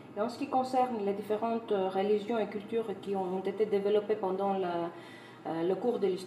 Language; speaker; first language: French; non-native, fluent; Greek